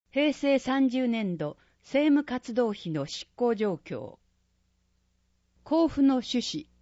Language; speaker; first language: Japanese; native; Japanese